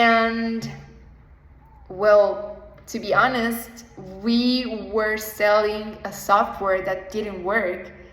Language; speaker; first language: English; non-native, fluent; Spanish